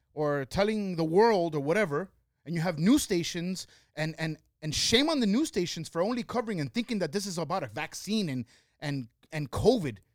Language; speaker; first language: English; early bilingual, other home language; Spanish